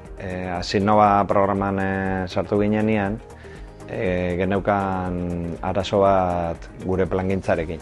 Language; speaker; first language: Basque; native; Basque